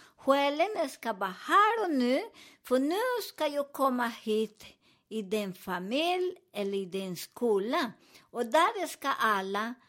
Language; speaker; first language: Swedish; non-native, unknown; Spanish